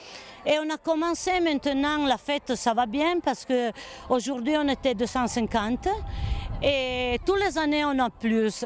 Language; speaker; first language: French; non-native, learner; Italian